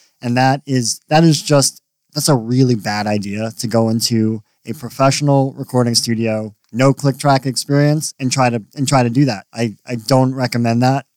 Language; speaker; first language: English; native; English